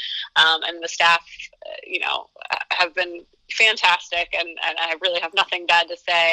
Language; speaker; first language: English; native; English